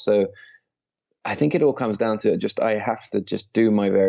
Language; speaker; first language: English; native; English